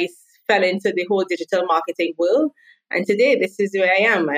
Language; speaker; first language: English; native; English